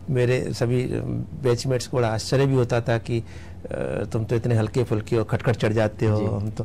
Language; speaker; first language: Hindi; native; Hindi